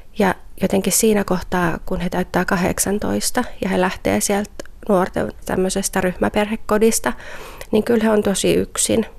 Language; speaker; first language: Finnish; native; Finnish